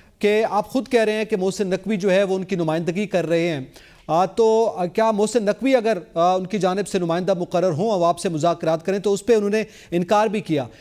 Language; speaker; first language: Urdu; native; Urdu